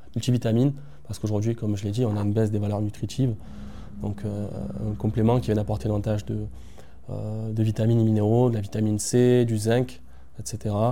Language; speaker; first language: French; native; French